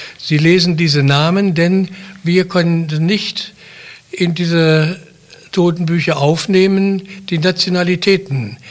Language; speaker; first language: German; native; German